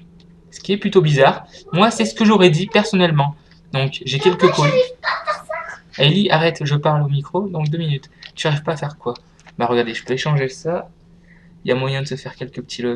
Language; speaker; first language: French; native; French